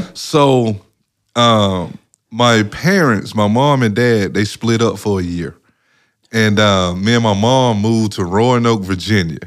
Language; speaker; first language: English; native; English